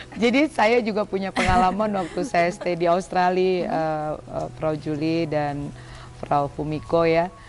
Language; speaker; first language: Indonesian; native; Indonesian